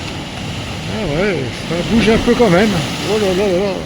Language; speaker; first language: French; native; French